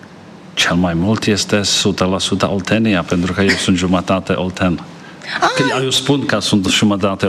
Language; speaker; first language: Romanian; non-native, fluent; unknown